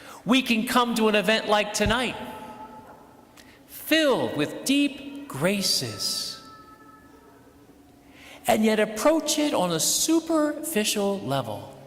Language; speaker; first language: English; native; English